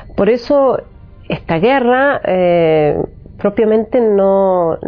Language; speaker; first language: Spanish; native; Spanish